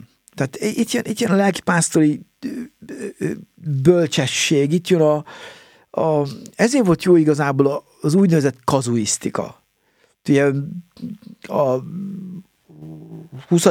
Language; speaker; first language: Hungarian; native; Hungarian